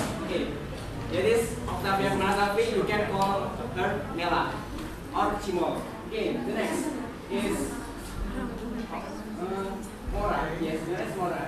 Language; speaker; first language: English; non-native, learner; Indonesian